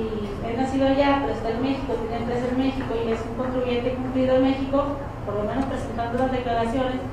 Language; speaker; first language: Spanish; native; Spanish